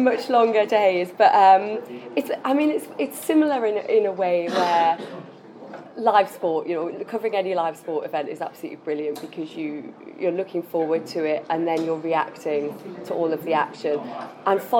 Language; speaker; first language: English; native; English